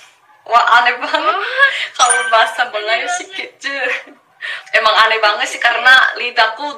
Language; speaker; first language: Indonesian; non-native, fluent; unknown